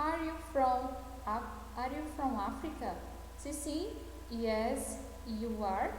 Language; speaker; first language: English; non-native, fluent; Portuguese